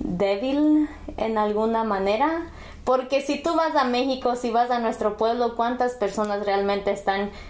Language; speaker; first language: Spanish; early bilingual, heritage; Spanish